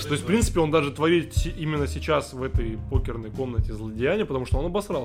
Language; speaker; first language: Russian; native; Russian